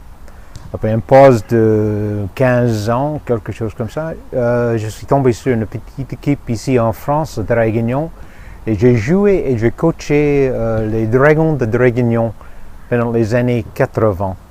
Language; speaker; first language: French; non-native, fluent; English